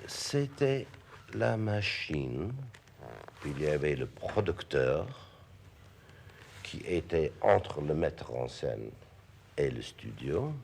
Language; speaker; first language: French; non-native, fluent; English